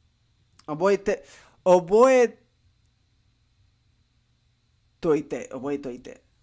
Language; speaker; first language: Japanese; non-native, learner; Spanish